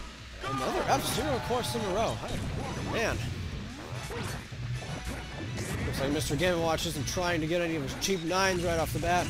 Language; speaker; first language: English; native; English